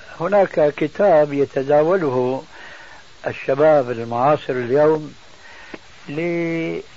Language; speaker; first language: Arabic; early bilingual, other home language; Albanian